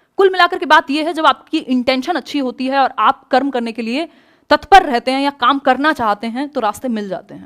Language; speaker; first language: Hindi; native; Hindi